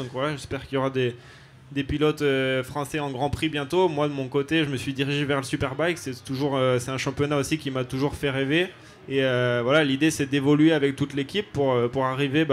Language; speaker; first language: French; native; French